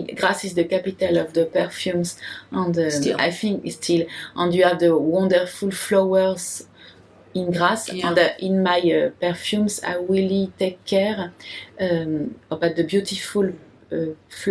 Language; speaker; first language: English; non-native, learner; French